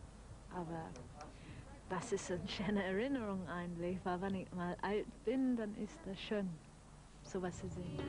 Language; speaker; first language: German; non-native, fluent; English